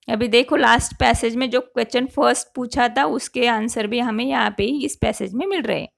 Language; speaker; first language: Hindi; non-native, local second language; Marathi